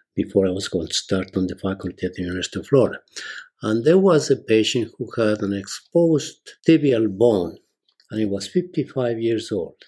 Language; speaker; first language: English; non-native, fluent; Spanish